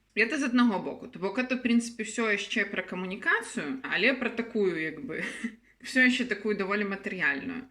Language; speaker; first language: Belarusian; native; Belarusian